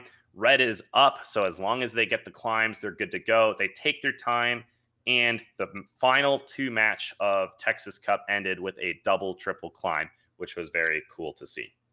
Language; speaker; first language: English; native; English